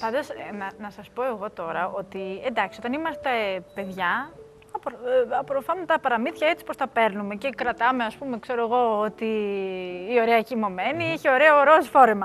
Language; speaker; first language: Greek; native; Greek